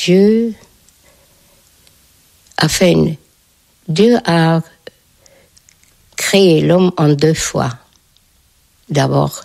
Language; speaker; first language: French; non-native, fluent; Hungarian